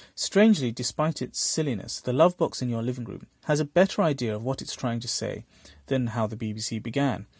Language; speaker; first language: English; early bilingual, other home language; Bangla